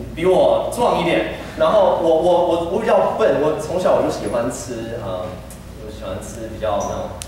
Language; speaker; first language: Chinese; early bilingual, heritage; Chinese